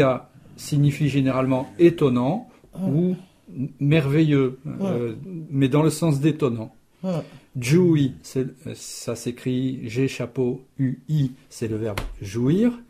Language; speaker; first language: French; native; French